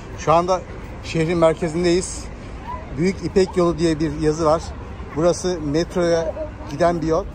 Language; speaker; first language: Turkish; early bilingual, heritage; Turkish